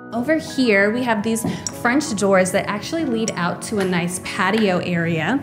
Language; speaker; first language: English; native; English